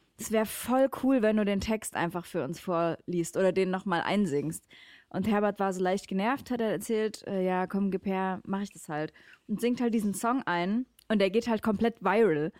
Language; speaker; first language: German; native; German